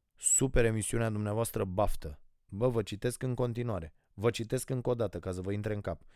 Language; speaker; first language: Romanian; native; Romanian